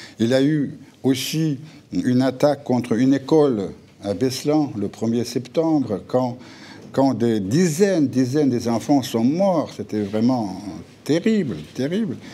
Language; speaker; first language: French; non-native, fluent; Russian